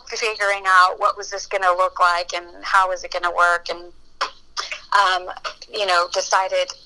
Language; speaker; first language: English; early bilingual, other home language; Spanish